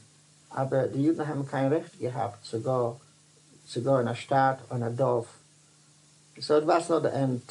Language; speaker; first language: Dutch; non-native, learner; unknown